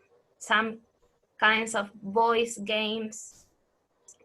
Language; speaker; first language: English; non-native, fluent; Spanish